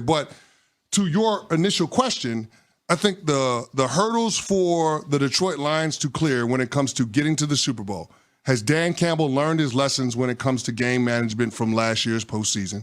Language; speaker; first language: English; native; English